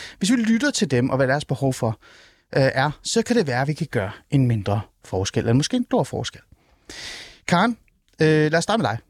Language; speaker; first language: Danish; early bilingual, other home language; Persian